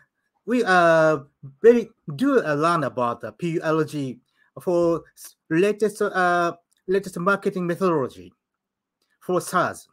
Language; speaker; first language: English; non-native, learner; Japanese